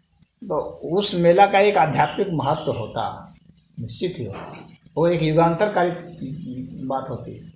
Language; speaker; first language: Hindi; native; Hindi